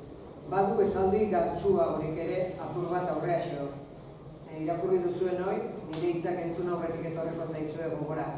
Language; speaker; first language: Basque; native; Basque